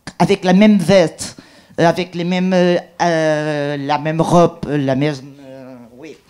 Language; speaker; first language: French; non-native, learner; Portuguese